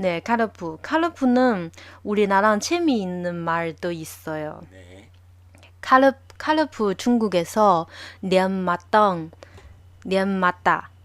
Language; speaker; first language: Korean; non-native, learner; Chinese